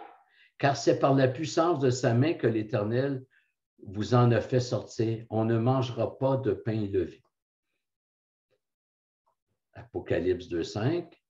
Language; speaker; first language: French; native; French